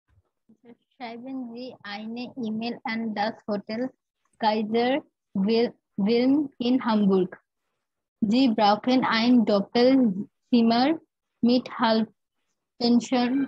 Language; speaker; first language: German; non-native, learner; Bangla